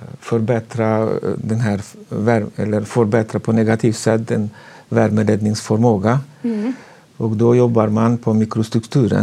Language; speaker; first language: Swedish; non-native, fluent; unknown